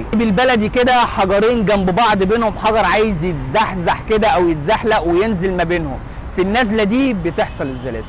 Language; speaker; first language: Arabic; native; Arabic